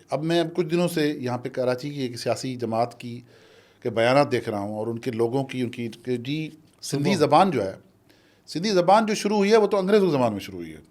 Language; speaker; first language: Urdu; non-native, local second language; Sindhi